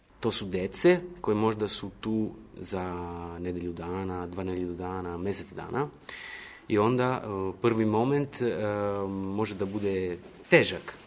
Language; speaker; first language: Serbian; non-native, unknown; Italian